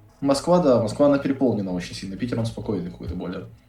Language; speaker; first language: Russian; native; Russian